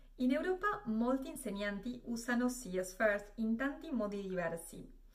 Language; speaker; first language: Italian; non-native, fluent; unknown